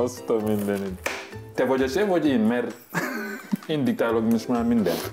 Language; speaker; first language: Hungarian; non-native, learner; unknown